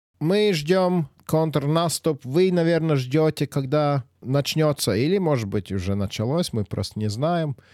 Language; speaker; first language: Russian; non-native, local second language; Latvian